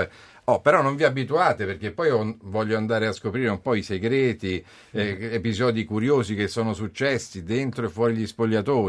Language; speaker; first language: Italian; native; Italian